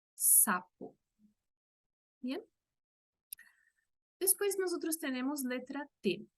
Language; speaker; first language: Spanish; non-native, local second language; Portuguese